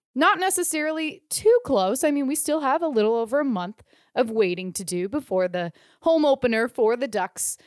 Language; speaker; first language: English; native; English